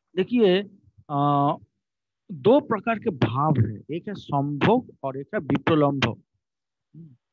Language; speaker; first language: Hindi; non-native, local second language; Bangla